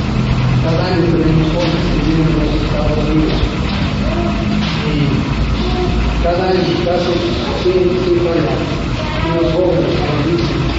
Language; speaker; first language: Spanish; non-native, fluent; English